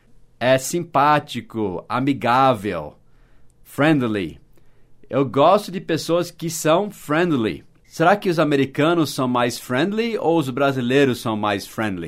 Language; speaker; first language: Portuguese; non-native, fluent; English